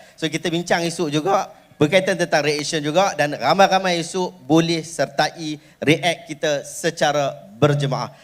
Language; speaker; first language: Malay; native; Malay